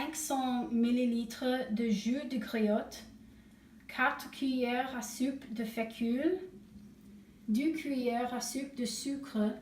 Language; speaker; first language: French; non-native, learner; English